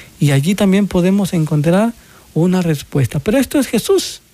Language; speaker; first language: Spanish; native; Spanish